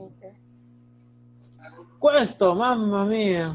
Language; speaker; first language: Italian; non-native, fluent; Spanish